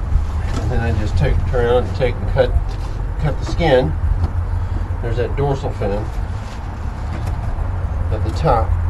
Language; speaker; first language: English; native; English